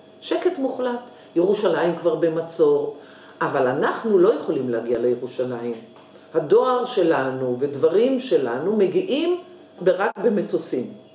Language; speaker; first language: Hebrew; native; Hebrew